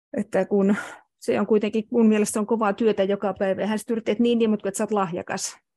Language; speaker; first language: Finnish; native; Finnish